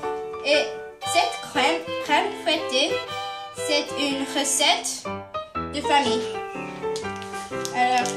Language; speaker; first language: French; non-native, learner; English